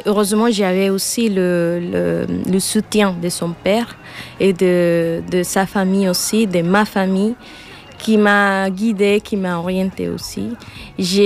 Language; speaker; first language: French; non-native, learner; Spanish